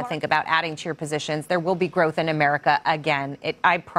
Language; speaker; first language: English; native; English